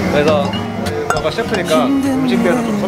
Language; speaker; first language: Korean; early bilingual, heritage; English